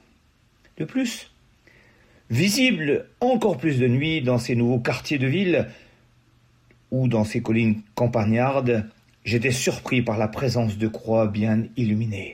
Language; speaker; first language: French; native; French